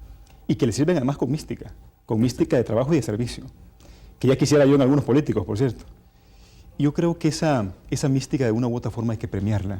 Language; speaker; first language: Spanish; native; Spanish